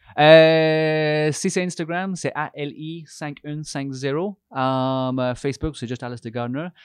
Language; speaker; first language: French; non-native, fluent; English